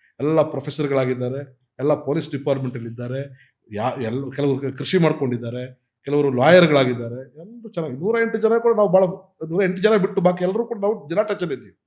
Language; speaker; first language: Kannada; non-native, local second language; Malayalam